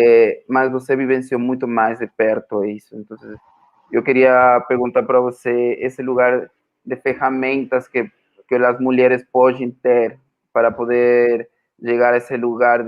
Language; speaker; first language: Portuguese; non-native, fluent; Spanish